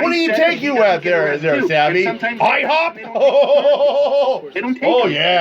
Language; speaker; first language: English; native; English